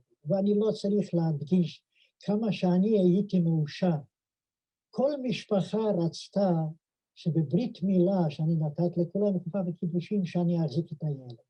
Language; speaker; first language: Hebrew; non-native, fluent; Yiddish